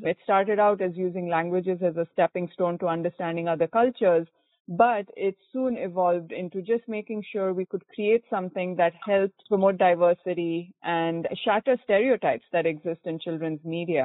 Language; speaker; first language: English; non-native, local second language; Konkani